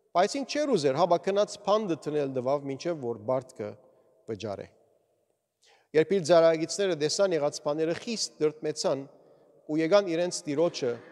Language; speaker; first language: Armenian; early bilingual, heritage; Armenian